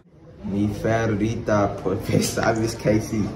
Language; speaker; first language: Spanish; non-native, learner; English